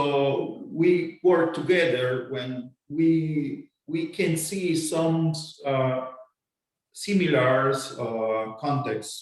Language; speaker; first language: English; non-native, fluent; Spanish